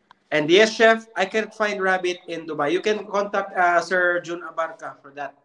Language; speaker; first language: English; non-native, local second language; Filipino